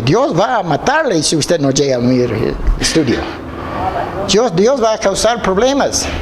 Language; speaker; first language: Spanish; non-native, fluent; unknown